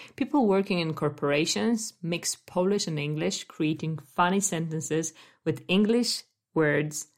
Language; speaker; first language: English; non-native, fluent; Polish